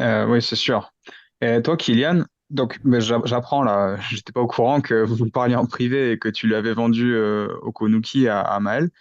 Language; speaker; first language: French; native; French